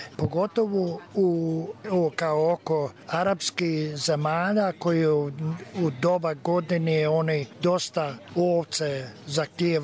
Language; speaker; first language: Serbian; early bilingual, heritage; Serbian